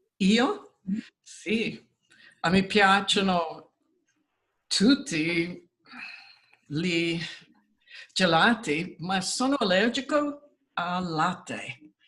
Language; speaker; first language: Italian; non-native, learner; English